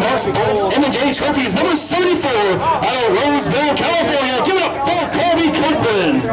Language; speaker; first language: English; native; English